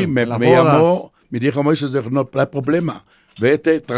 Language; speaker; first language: Spanish; non-native, fluent; Hebrew